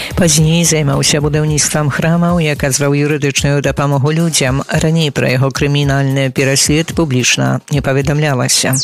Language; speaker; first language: Belarusian; native; Belarusian